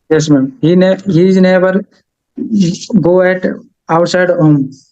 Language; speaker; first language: English; non-native, learner; Haryanvi